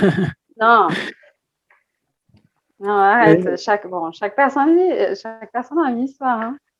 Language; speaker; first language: French; non-native, fluent; Portuguese